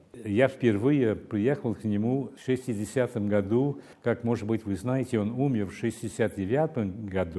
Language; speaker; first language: Russian; non-native, fluent; English